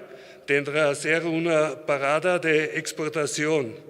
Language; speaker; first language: Spanish; non-native, learner; German